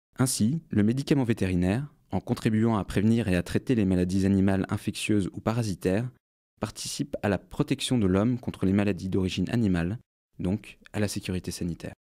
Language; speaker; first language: French; native; French